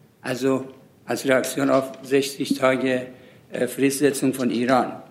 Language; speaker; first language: German; non-native, fluent; Persian